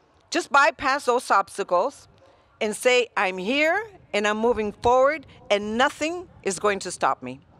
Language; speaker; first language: English; early bilingual, other home language; Spanish